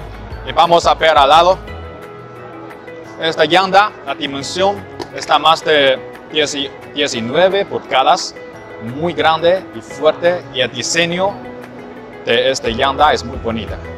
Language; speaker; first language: Spanish; non-native, learner; Chinese